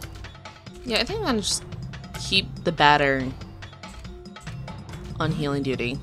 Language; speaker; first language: English; native; English